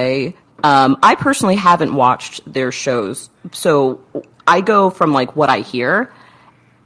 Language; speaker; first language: English; native; English